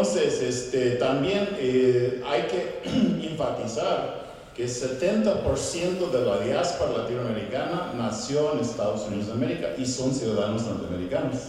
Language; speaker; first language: Spanish; early bilingual, heritage; Spanish